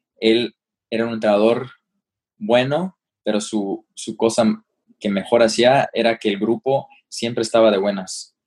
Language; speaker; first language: Spanish; early bilingual, heritage; Spanish